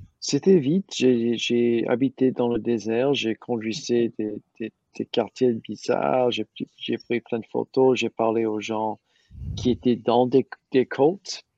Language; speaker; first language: French; non-native, learner; English